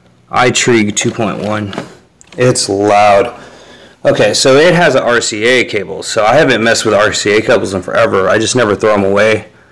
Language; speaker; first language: English; native; English